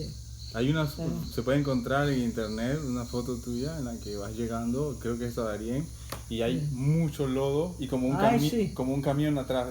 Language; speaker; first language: Spanish; native; Spanish